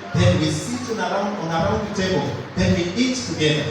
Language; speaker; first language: English; non-native, local second language; Swahili